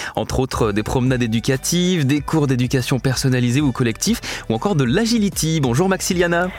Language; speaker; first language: French; native; French